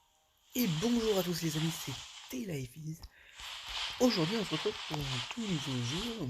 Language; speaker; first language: French; native; French